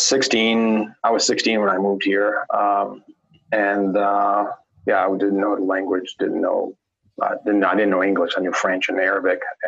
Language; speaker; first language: English; non-native, fluent; Arabic